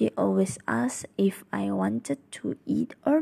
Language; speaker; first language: English; non-native, local second language; Malay